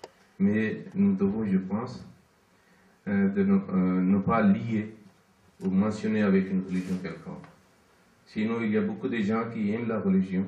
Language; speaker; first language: French; non-native, fluent; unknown